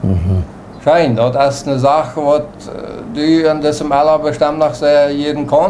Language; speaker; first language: German; non-native, local second language; Plautdietsch